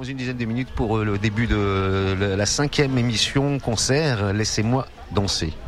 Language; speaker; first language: French; native; French